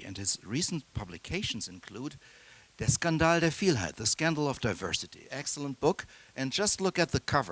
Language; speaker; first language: English; non-native, fluent; German